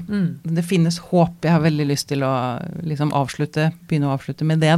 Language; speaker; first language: Norwegian; native; Norwegian